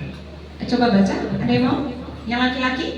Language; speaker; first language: Indonesian; native; Indonesian